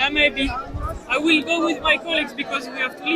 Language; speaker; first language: English; non-native, learner; French